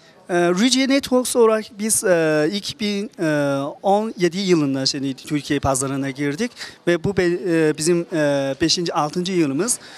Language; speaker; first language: Turkish; non-native, fluent; Chinese